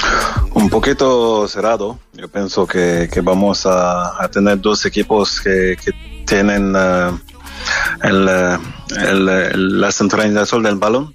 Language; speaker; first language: Spanish; non-native, fluent; French